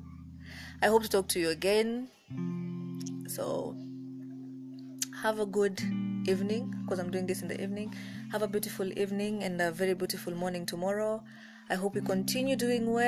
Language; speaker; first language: English; non-native, local second language; Kikuyu